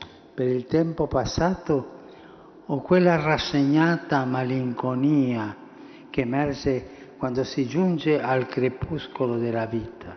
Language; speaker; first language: Italian; early bilingual, heritage; Spanish